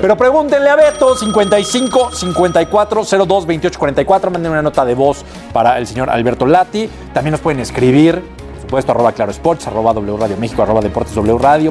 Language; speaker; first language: Spanish; native; Spanish